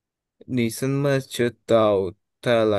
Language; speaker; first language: Chinese; non-native, learner; Indonesian